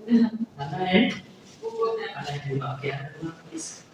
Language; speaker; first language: English; non-native, learner; Indonesian